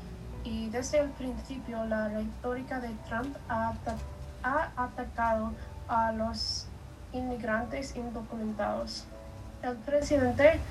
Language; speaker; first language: Spanish; non-native, learner; English